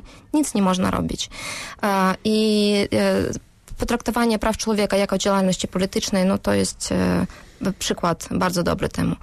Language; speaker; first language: Polish; non-native, fluent; Russian